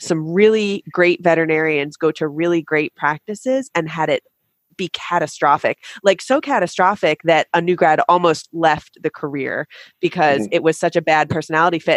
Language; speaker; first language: English; native; English